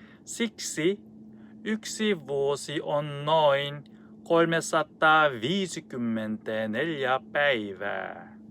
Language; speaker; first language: Finnish; non-native, learner; Korean